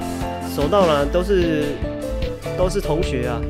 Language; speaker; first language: Chinese; native; Chinese